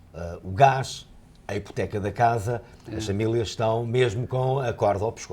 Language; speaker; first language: Portuguese; native; Portuguese